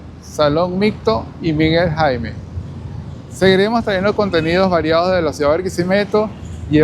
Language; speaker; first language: Spanish; native; Spanish